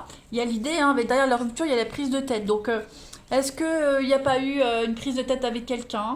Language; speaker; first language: French; native; French